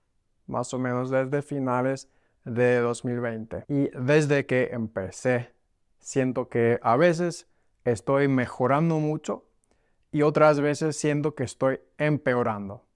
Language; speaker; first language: Spanish; non-native, fluent; English